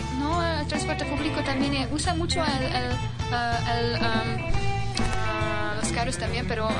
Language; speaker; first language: Spanish; non-native, fluent; Hungarian